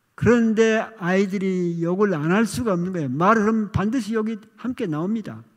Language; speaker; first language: Korean; native; Korean